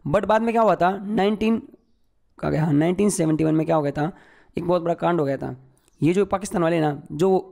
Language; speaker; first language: Hindi; non-native, local second language; Marathi